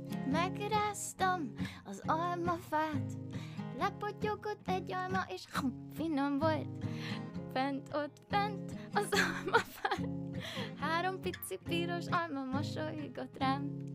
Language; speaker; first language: Hungarian; native; Hungarian